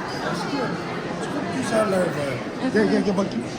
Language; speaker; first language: Turkish; non-native, learner; Korean